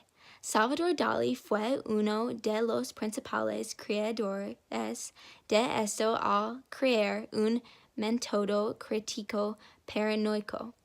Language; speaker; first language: Spanish; non-native, learner; English